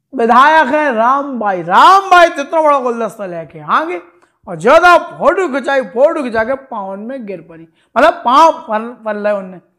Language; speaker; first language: Hindi; native; Hindi